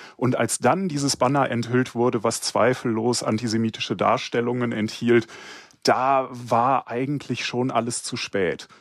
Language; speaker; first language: German; native; German